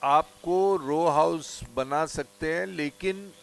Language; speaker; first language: Hindi; non-native, local second language; Marathi